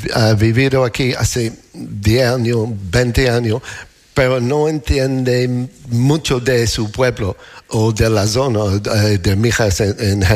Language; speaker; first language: Spanish; non-native, learner; English